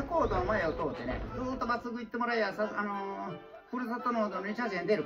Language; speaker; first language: Japanese; native; Japanese